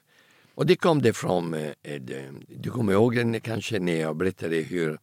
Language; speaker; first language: Swedish; early bilingual, heritage; Italian